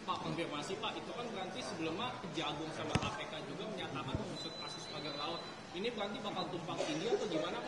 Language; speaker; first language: Indonesian; native; Indonesian